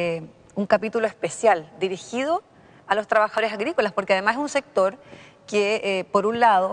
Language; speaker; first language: Spanish; native; Spanish